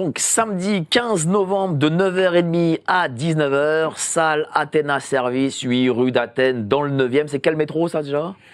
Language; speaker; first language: French; native; French